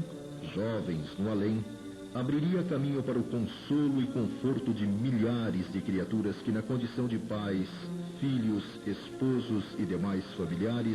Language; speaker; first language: Portuguese; native; Portuguese